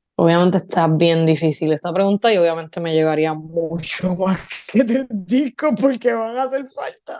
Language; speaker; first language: Spanish; native; Spanish